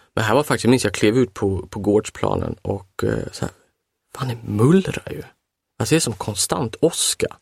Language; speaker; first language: Swedish; native; Swedish